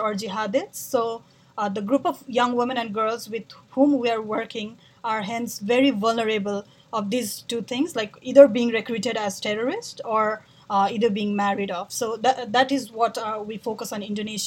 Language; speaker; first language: English; non-native, local second language; Nepali